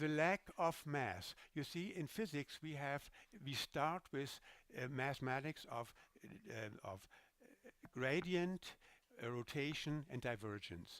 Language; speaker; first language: English; non-native, fluent; German